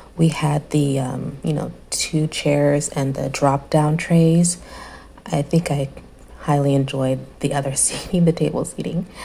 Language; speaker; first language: English; native; English